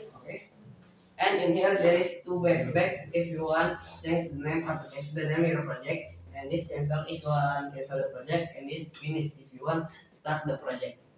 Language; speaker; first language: English; non-native, learner; Indonesian